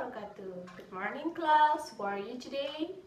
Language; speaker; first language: English; non-native, learner; Indonesian